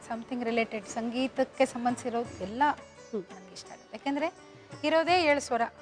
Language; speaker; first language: Kannada; native; Kannada